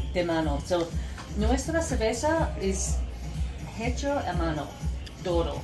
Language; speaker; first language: Spanish; non-native, learner; English